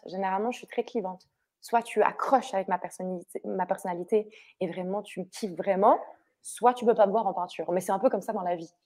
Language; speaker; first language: French; early bilingual, other home language; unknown